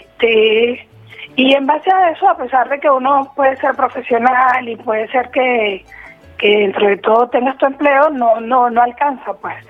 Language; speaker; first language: Spanish; native; Spanish